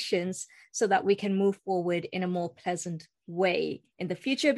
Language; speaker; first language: English; native; English